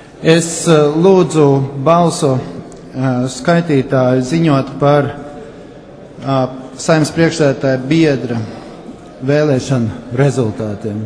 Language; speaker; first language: Latvian; native; Latvian